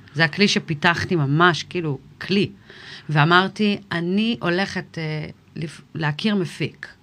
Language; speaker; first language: Hebrew; early bilingual, other home language; English